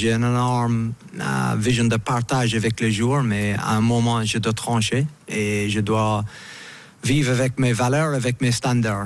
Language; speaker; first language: French; non-native, fluent; English